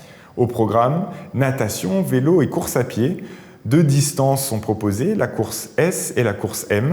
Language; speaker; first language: French; native; French